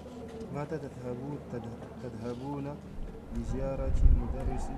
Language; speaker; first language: Arabic; non-native, learner; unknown